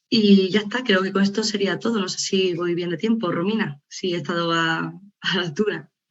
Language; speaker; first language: Spanish; native; Spanish